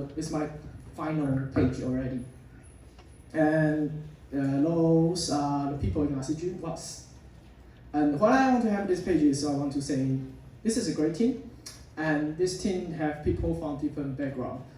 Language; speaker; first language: English; non-native, fluent; Chinese